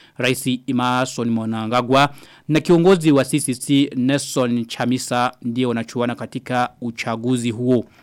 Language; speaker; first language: Swahili; non-native, local second language; Rundi